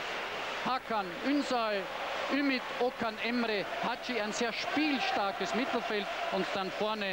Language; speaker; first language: German; native; German